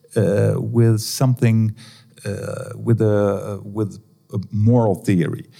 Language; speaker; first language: English; non-native, fluent; Dutch